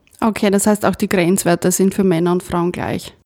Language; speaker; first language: German; native; German